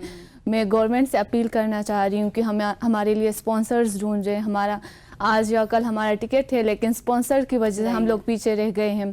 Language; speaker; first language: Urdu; non-native, local second language; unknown